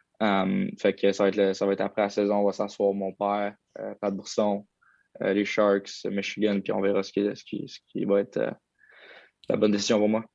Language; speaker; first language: French; native; French